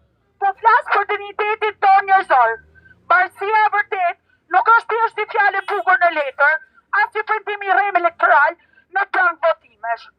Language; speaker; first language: Albanian; native; Albanian